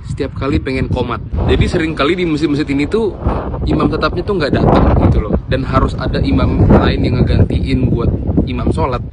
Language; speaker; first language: Indonesian; native; Indonesian